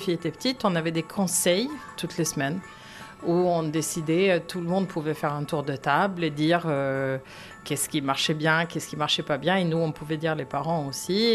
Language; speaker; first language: French; non-native, fluent; Swedish